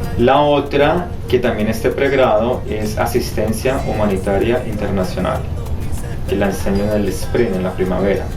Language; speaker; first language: Spanish; native; Spanish